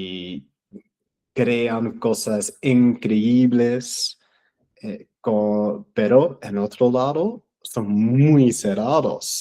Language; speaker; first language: Spanish; non-native, fluent; English